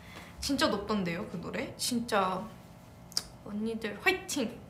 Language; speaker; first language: Korean; early bilingual, heritage; English